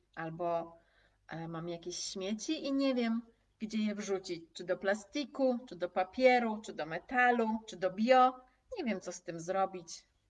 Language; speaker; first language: Polish; native; Polish